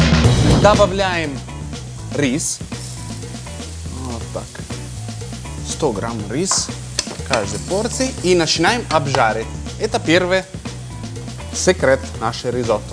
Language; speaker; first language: Russian; non-native, fluent; Italian